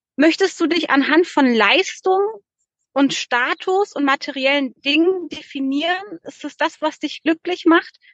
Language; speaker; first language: German; early bilingual, other home language; Polish